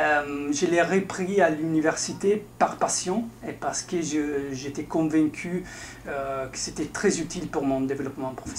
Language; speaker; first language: French; non-native, fluent; Italian